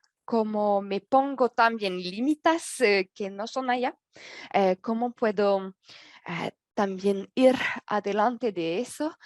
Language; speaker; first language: Spanish; non-native, learner; French